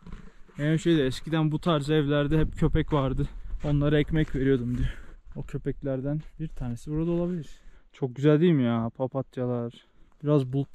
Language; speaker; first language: Turkish; native; Turkish